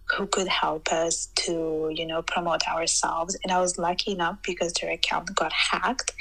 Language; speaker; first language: English; early bilingual, heritage; Italian